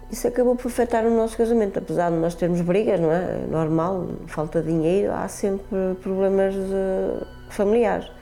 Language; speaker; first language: Portuguese; early bilingual, other home language; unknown